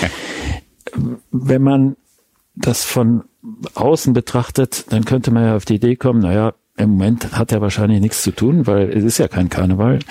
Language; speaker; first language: German; native; German